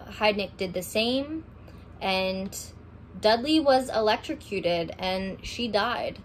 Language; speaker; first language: English; native; English